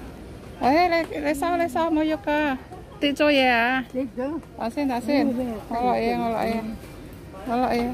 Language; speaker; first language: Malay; non-native, local second language; Javanese